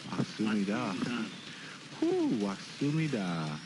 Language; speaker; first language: Korean; non-native, learner; English